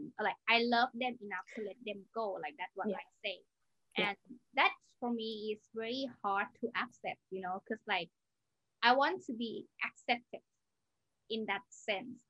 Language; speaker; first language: English; non-native, learner; Thai